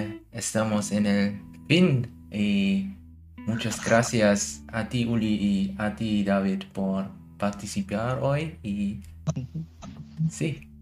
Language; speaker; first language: Spanish; non-native, learner; German